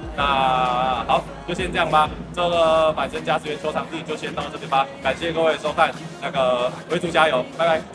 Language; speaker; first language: Chinese; native; Chinese